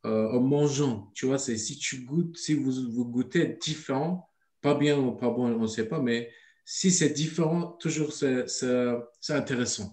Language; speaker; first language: French; non-native, learner; Turkish